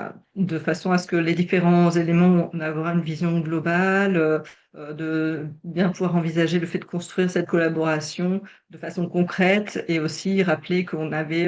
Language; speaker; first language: French; native; French